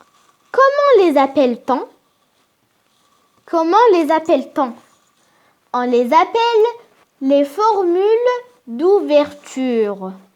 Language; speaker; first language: French; non-native, local second language; Arabic